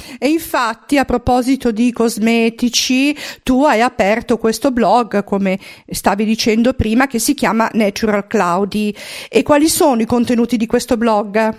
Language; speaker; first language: Italian; native; Italian